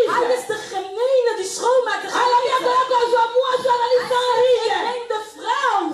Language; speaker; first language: Dutch; non-native, learner; French